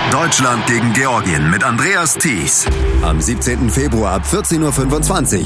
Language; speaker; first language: German; native; German